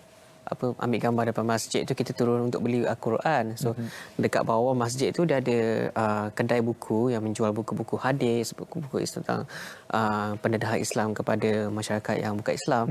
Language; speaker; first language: Malay; native; Malay